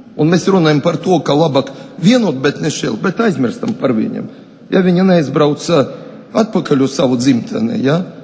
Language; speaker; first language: Latvian; non-native, local second language; Russian